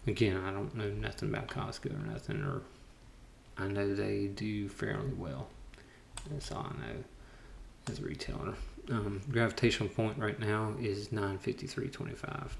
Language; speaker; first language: English; native; English